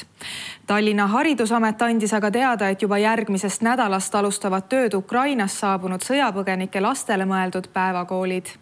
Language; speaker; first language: Estonian; native; Estonian